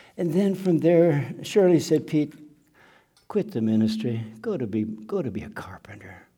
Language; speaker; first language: English; non-native, fluent; German